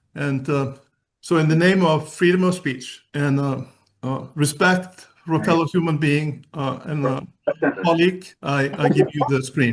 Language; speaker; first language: English; non-native, fluent; Icelandic